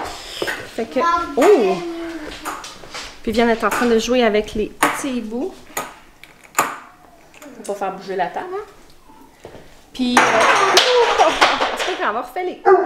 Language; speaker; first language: French; native; French